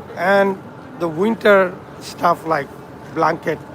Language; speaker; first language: English; non-native, local second language; Bangla